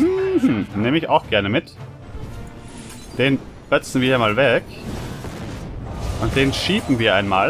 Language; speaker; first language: German; native; German